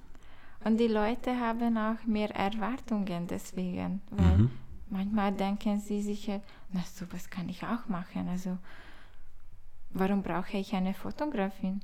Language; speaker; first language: German; non-native, learner; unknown